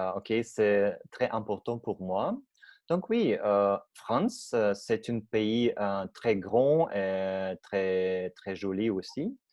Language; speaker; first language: French; non-native, learner; Russian